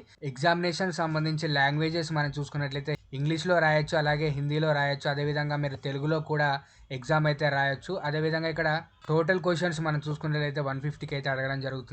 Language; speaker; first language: Telugu; native; Telugu